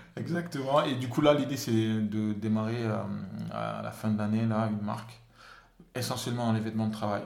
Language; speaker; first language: French; non-native, local second language; Wolof